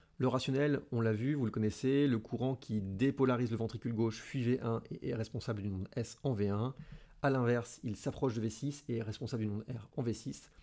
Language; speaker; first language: French; native; French